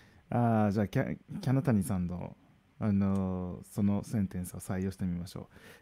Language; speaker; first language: Japanese; native; Japanese